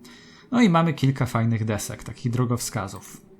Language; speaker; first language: Polish; native; Polish